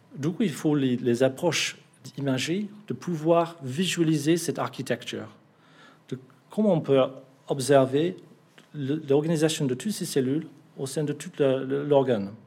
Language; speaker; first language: French; non-native, fluent; English